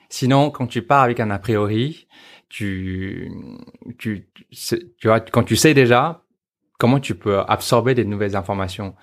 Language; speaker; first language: French; non-native, fluent; Chinese